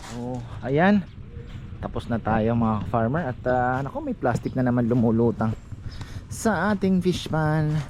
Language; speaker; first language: Filipino; native; Filipino